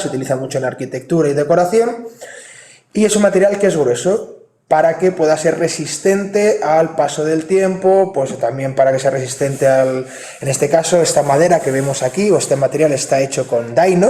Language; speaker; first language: Spanish; native; Spanish